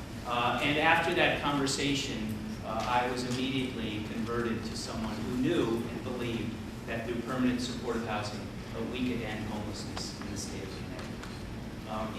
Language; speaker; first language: English; native; English